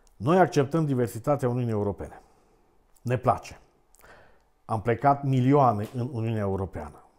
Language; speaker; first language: Romanian; native; Romanian